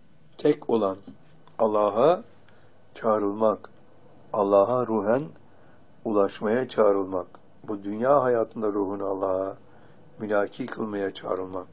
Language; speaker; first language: Turkish; native; Turkish